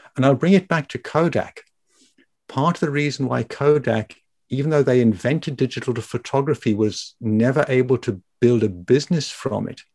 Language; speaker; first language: English; native; English